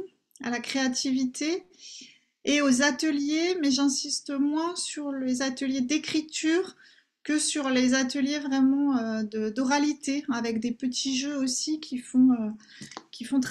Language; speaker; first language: French; native; French